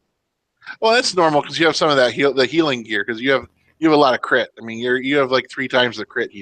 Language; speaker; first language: English; native; English